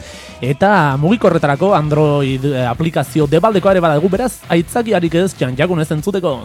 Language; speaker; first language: Basque; native; Basque